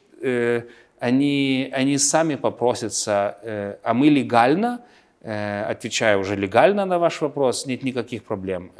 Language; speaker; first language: Russian; non-native, local second language; Lithuanian